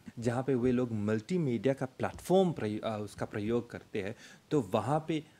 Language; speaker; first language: Hindi; early bilingual, heritage; Hindi